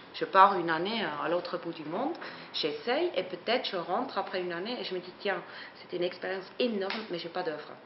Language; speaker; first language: French; non-native, fluent; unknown